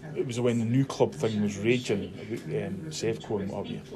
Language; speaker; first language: English; native; English